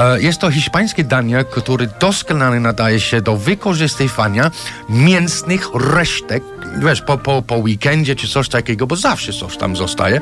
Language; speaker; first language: Polish; non-native, fluent; English